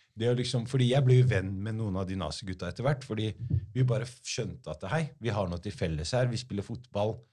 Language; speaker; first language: Norwegian; early bilingual, other home language; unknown